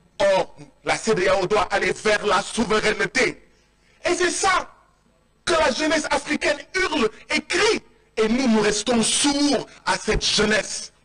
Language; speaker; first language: French; non-native, local second language; Wolof